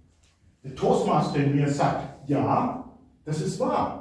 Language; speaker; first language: German; non-native, fluent; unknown